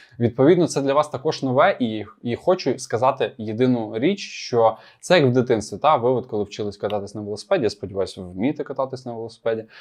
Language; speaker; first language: Ukrainian; non-native, local second language; Russian